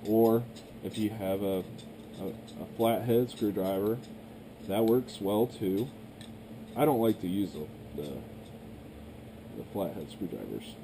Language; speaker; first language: English; native; English